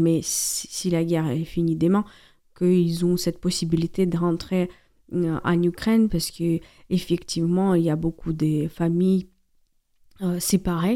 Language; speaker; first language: French; non-native, fluent; Ukrainian